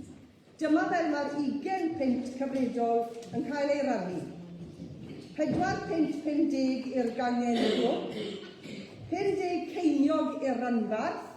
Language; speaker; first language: Welsh; native; Welsh